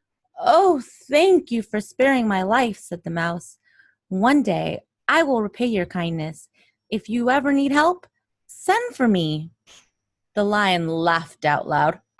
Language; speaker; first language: English; native; English